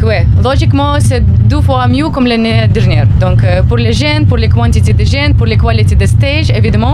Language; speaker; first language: French; non-native, learner; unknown